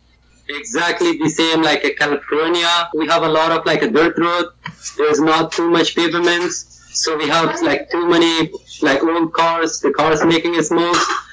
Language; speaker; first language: English; non-native, learner; Persian